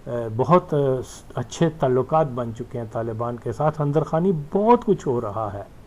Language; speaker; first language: Urdu; native; Urdu